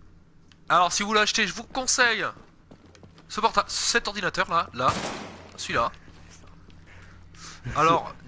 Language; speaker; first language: French; native; French